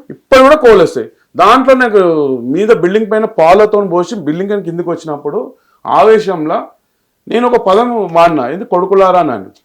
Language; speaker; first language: Telugu; native; Telugu